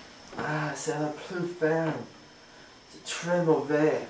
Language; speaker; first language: French; non-native, learner; English